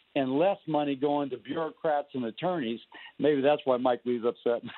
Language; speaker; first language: English; native; English